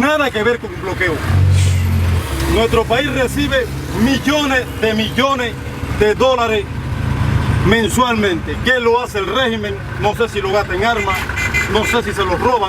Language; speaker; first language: Spanish; native; Spanish